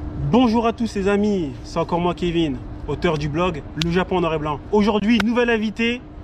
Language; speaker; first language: French; native; French